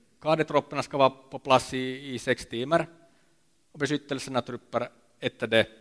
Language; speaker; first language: Swedish; non-native, local second language; Finnish